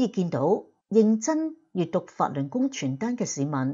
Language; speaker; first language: Chinese; non-native, local second language; Cantonese